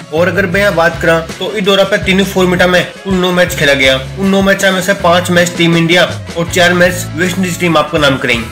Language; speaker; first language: Hindi; native; Hindi